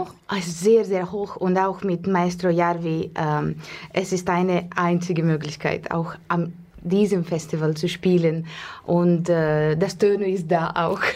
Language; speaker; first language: German; non-native, learner; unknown